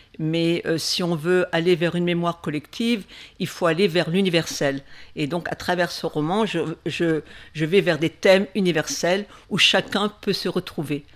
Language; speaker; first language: French; native; French